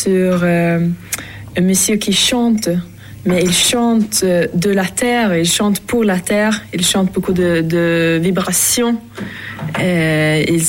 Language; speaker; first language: French; non-native, fluent; Swedish